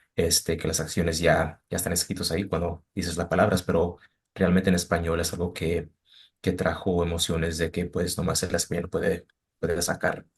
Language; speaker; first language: Spanish; early bilingual, heritage; Spanish